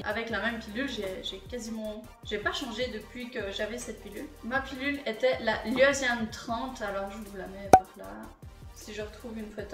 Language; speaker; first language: French; native; French